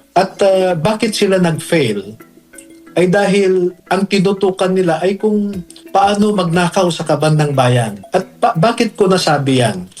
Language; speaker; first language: Filipino; native; Filipino